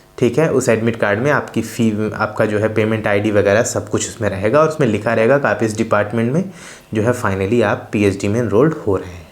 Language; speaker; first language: Hindi; native; Hindi